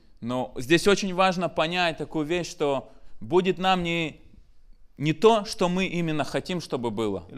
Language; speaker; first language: Russian; native; Russian